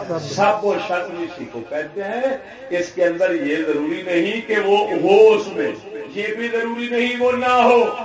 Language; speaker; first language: Urdu; non-native, local second language; Punjabi